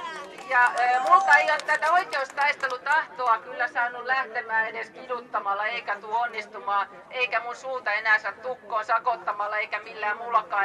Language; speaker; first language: Finnish; native; Finnish